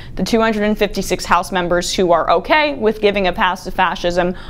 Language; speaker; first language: English; native; English